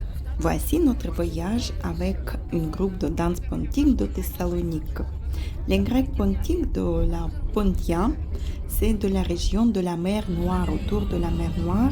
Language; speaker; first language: French; non-native, fluent; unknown